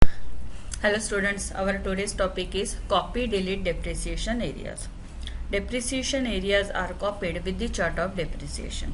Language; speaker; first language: English; non-native, local second language; Hindi